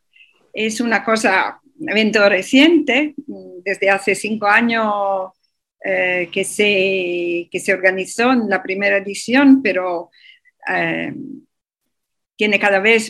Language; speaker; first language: Spanish; native; Spanish